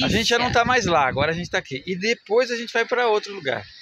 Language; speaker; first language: Portuguese; native; Portuguese